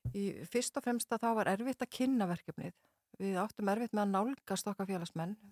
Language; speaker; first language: Icelandic; native; Icelandic